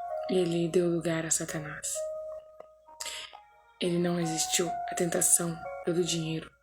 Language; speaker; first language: Portuguese; native; Portuguese